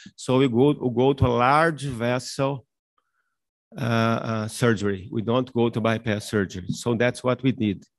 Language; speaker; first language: English; non-native, fluent; Portuguese